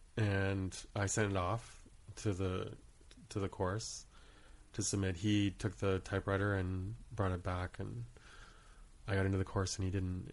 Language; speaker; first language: English; native; English